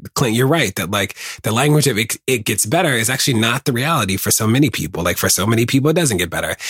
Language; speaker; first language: English; native; English